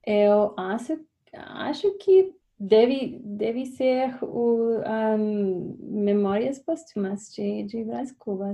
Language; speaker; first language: Portuguese; non-native, fluent; English